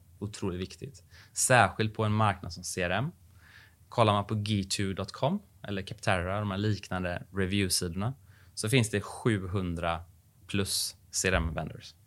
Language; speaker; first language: Swedish; native; Swedish